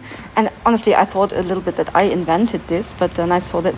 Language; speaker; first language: English; non-native, fluent; German